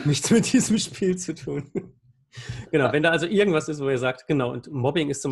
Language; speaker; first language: German; native; German